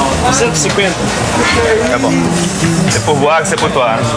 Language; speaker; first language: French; non-native, learner; Portuguese